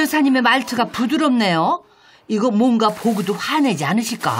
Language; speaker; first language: Korean; native; Korean